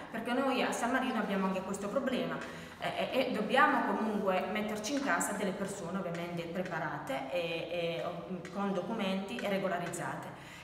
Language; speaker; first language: Italian; native; Italian